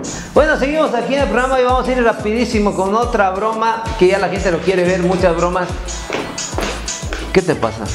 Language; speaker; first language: Spanish; native; Spanish